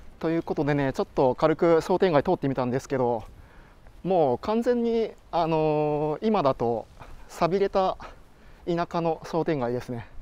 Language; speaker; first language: Japanese; native; Japanese